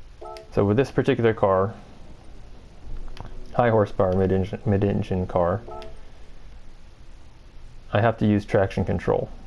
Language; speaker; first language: English; native; English